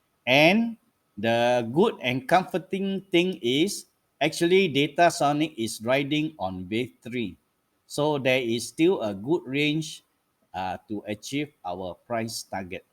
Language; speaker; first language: English; non-native, local second language; Malay